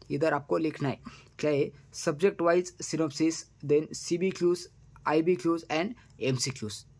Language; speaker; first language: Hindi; non-native, local second language; Marathi